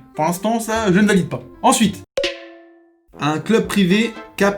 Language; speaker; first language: French; native; French